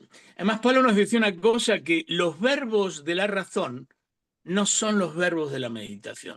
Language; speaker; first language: Spanish; native; Spanish